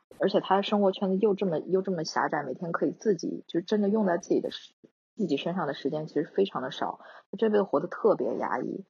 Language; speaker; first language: Chinese; non-native, local second language; Korean